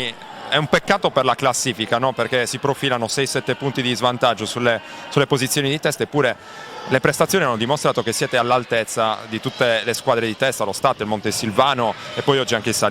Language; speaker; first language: Italian; native; Italian